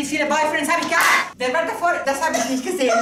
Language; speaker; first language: German; non-native, local second language; Italian